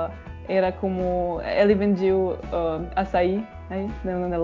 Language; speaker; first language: Portuguese; non-native, fluent; French